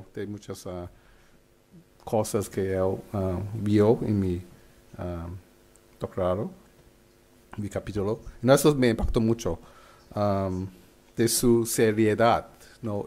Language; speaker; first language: Spanish; non-native, fluent; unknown